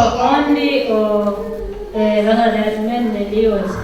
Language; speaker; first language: Danish; non-native, learner; Kinyarwanda